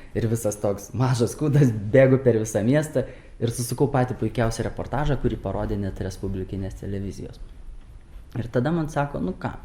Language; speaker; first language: Lithuanian; native; Lithuanian